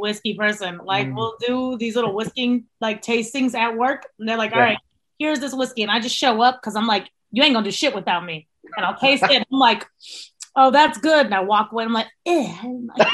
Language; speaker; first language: English; native; English